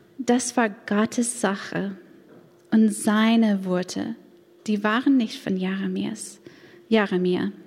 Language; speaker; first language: German; non-native, fluent; English